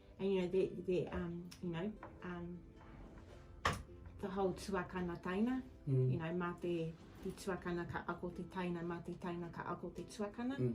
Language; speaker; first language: Māori; non-native, local second language; English